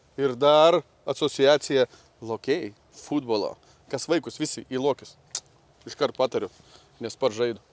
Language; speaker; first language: Lithuanian; native; Lithuanian